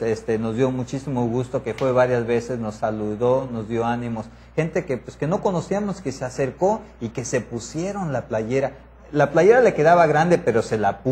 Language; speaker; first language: Spanish; native; Spanish